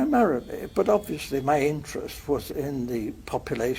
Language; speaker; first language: English; native; English